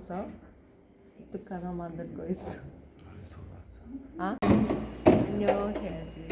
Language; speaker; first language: Korean; non-native, learner; Kazakh